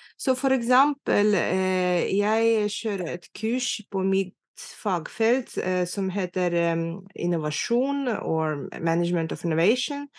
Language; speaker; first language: Norwegian; non-native, fluent; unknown